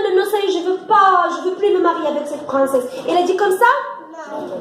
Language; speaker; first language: French; non-native, local second language; Arabic